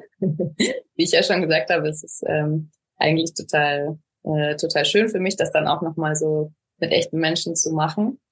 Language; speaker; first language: German; native; German